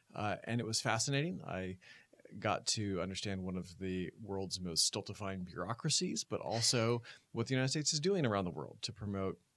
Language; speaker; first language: English; native; English